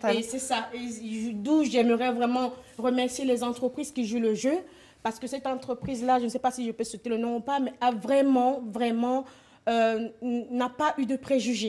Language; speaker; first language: French; native; French